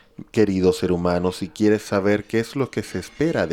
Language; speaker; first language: Spanish; native; Spanish